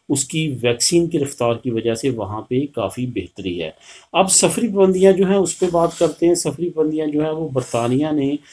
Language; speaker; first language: Urdu; native; Urdu